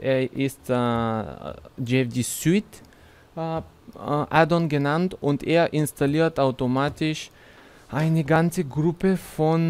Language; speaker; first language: German; non-native, fluent; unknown